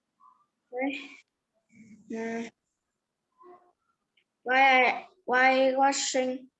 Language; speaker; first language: English; non-native, learner; Vietnamese